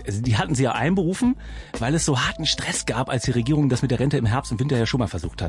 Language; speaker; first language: German; native; German